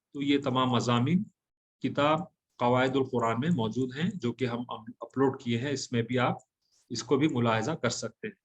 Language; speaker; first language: Urdu; native; Urdu